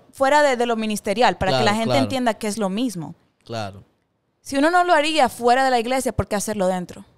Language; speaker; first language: Spanish; early bilingual, heritage; Spanish